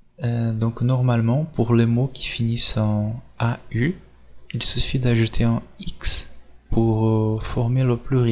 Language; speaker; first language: French; non-native, fluent; Portuguese